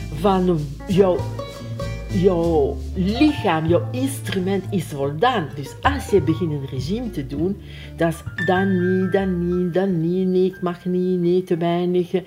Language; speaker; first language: Dutch; non-native, fluent; French